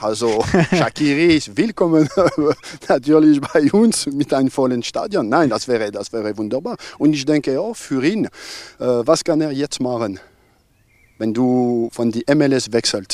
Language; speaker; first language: German; non-native, local second language; French